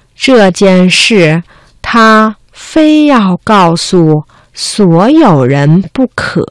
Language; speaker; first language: Chinese; non-native, fluent; Vietnamese